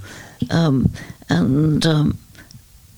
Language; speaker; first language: English; native; English